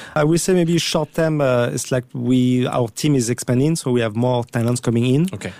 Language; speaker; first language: English; non-native, fluent; French